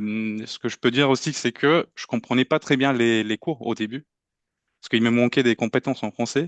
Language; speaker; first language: French; non-native, fluent; Turkish